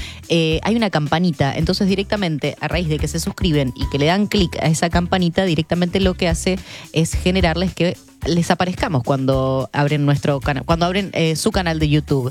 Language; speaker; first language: Spanish; native; Spanish